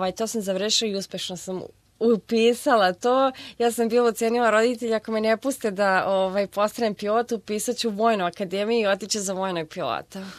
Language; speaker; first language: Serbian; early bilingual, heritage; Serbian